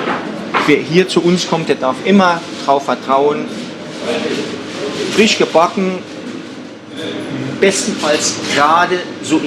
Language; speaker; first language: German; native; German